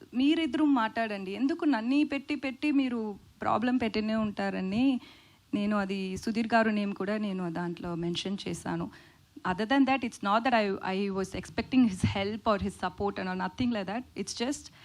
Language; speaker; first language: Telugu; non-native, learner; Tamil